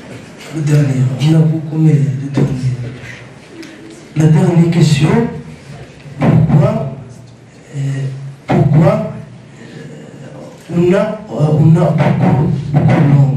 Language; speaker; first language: French; non-native, learner; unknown